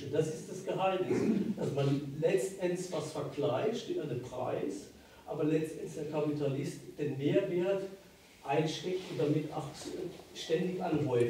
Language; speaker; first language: German; native; German